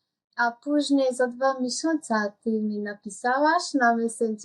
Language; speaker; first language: Polish; non-native, learner; Hungarian